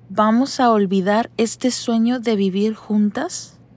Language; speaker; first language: Spanish; native; Spanish